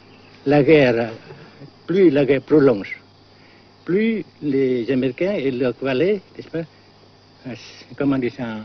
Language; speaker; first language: French; non-native, fluent; Vietnamese